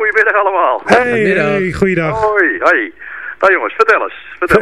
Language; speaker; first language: Dutch; native; Dutch